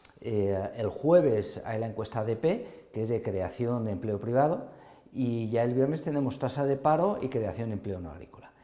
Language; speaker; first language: Spanish; native; Spanish